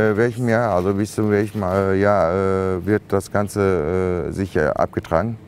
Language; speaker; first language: German; non-native, fluent; Turkish